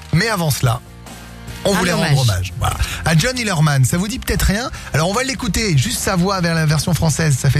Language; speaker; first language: French; native; French